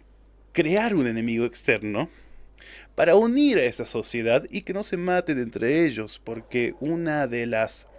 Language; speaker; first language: Spanish; native; Spanish